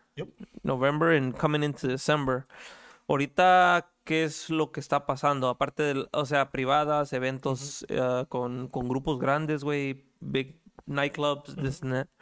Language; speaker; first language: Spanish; early bilingual, heritage; Spanish